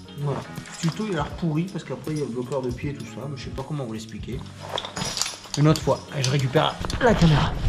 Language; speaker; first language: French; native; French